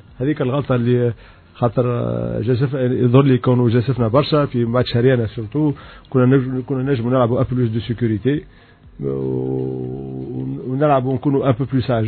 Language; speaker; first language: Arabic; native; Arabic